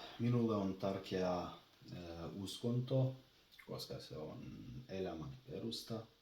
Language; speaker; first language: Finnish; non-native, learner; Albanian